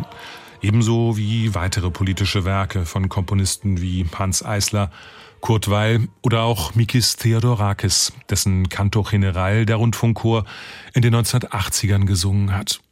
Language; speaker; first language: German; native; German